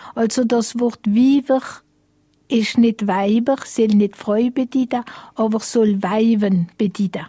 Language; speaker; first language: German; non-native, local second language; Swiss German